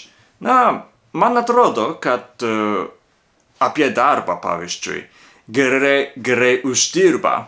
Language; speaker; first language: Lithuanian; non-native, learner; Japanese